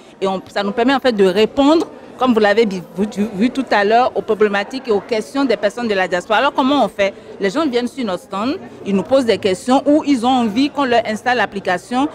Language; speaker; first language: French; non-native, local second language; Fon